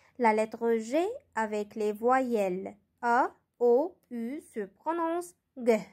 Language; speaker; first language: French; non-native, local second language; Arabic